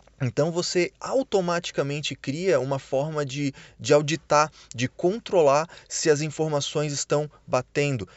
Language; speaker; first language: Portuguese; native; Portuguese